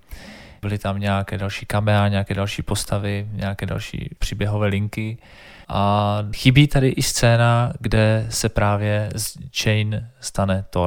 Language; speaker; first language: Czech; native; Czech